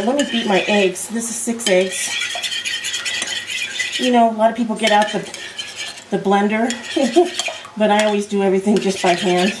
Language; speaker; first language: English; native; English